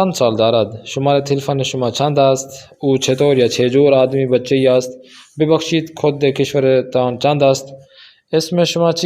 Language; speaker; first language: Persian; non-native, fluent; Urdu